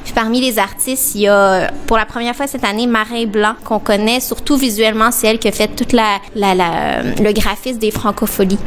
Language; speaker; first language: French; native; French